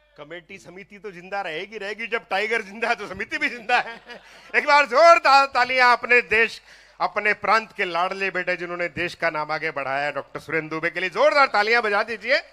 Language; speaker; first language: Hindi; non-native, local second language; Punjabi